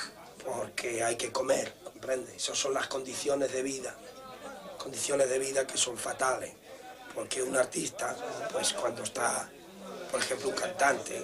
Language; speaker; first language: Spanish; native; Spanish